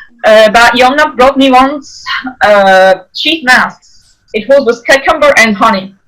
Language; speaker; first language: English; non-native, fluent; Arabic